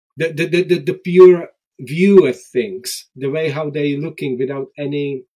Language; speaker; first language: English; non-native, fluent; Czech